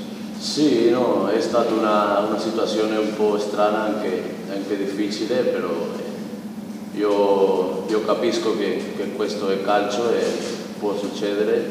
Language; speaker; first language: Italian; non-native, fluent; Spanish